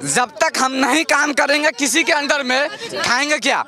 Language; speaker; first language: Hindi; native; Hindi